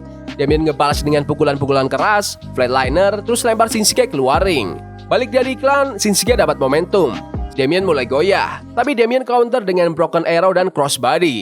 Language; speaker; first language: Indonesian; native; Indonesian